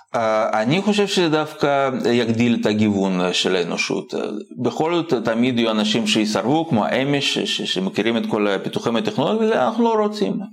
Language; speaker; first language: Hebrew; non-native, fluent; Russian